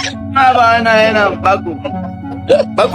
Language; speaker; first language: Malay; non-native, learner; Arabic